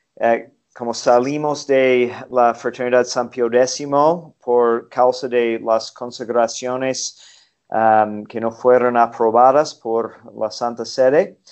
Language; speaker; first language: Spanish; non-native, fluent; English